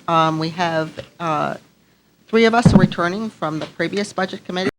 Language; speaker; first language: English; native; English